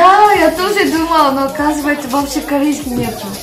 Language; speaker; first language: Russian; non-native, learner; Korean